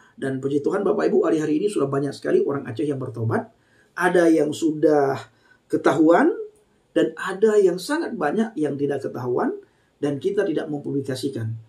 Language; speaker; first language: Indonesian; non-native, local second language; Achinese